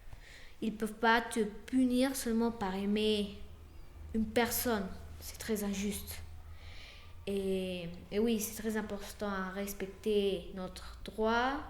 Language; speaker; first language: French; non-native, fluent; Spanish